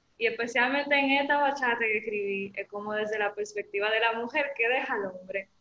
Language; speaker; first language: Spanish; early bilingual, other home language; French